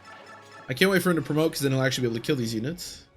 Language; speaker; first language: English; native; English